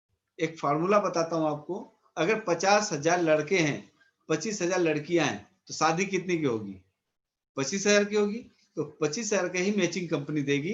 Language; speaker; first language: Hindi; native; Hindi